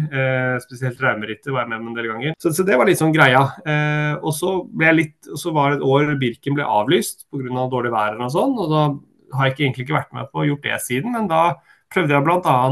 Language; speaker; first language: Norwegian; early bilingual, other home language; Swedish